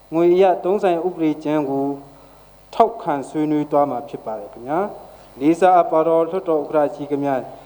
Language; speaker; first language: Burmese; non-native, local second language; Hakha Chin